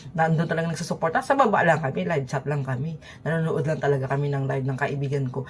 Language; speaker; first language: Filipino; native; Filipino